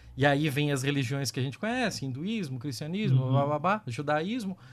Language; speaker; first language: Portuguese; native; Portuguese